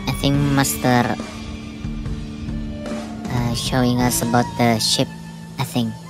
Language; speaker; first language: English; non-native, learner; Indonesian